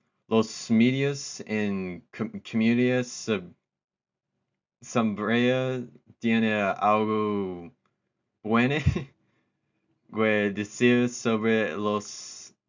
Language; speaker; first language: Spanish; non-native, learner; English